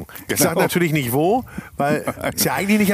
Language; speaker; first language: German; native; German